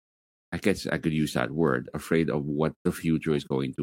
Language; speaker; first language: English; non-native, local second language; Filipino